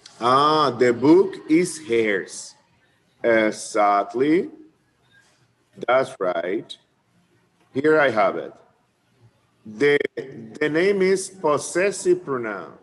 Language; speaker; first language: English; non-native, fluent; Spanish